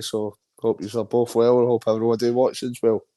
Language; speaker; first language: English; native; English